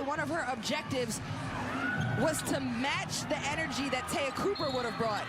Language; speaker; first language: English; native; English